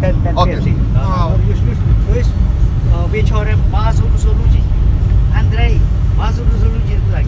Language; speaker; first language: Polish; non-native, learner; Khmer